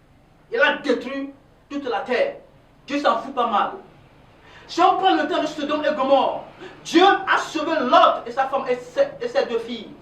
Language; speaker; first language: French; non-native, local second language; Ewe